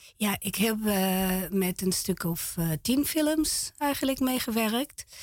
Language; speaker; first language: Dutch; non-native, fluent; Portuguese